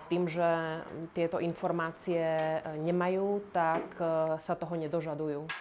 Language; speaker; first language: Slovak; native; Slovak